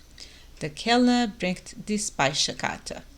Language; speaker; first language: German; non-native, learner; English